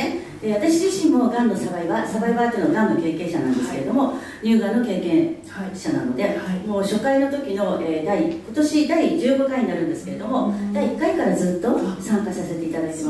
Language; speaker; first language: Japanese; native; Japanese